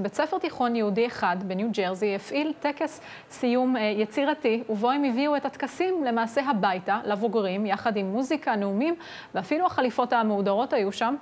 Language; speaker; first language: Hebrew; native; Hebrew